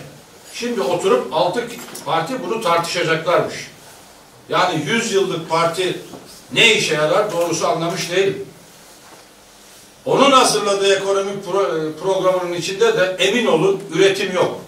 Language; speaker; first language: Turkish; native; Turkish